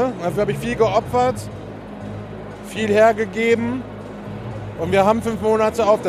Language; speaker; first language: German; native; German